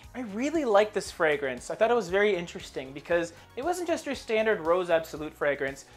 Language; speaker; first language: English; native; English